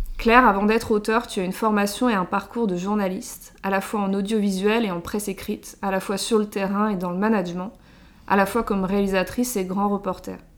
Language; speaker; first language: French; native; French